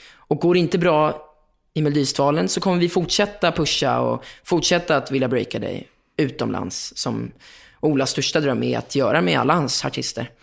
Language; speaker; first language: Swedish; native; Swedish